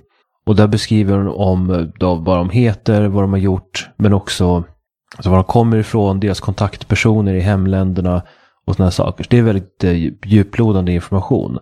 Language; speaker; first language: Swedish; native; Swedish